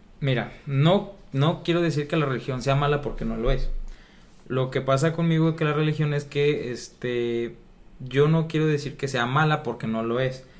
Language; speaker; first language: Spanish; native; Spanish